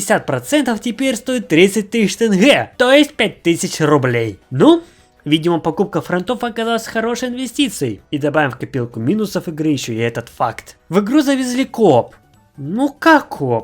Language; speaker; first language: Russian; native; Russian